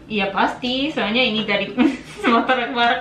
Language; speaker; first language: Indonesian; non-native, fluent; Japanese